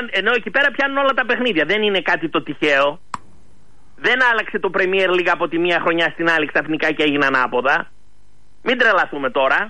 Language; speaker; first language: Greek; early bilingual, heritage; Greek